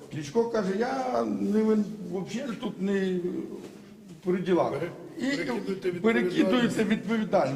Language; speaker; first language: Ukrainian; native; Ukrainian